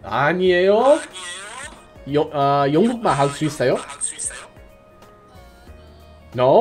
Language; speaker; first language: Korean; non-native, learner; English